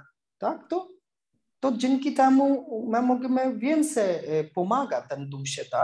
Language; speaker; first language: Polish; non-native, learner; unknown